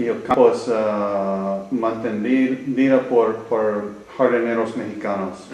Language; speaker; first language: Spanish; non-native, learner; English